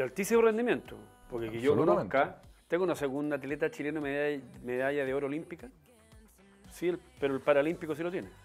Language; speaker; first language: Spanish; native; Spanish